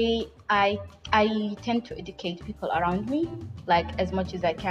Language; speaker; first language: English; non-native, fluent; Somali